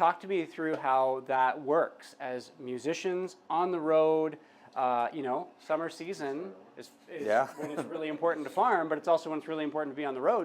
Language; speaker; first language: English; native; English